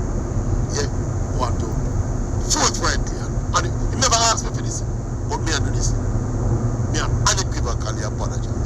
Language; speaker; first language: English; non-native, local second language; Jamaican Creole English